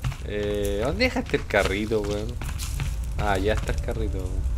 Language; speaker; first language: Spanish; native; Spanish